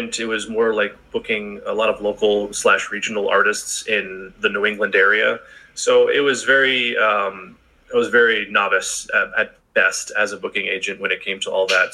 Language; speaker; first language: English; native; English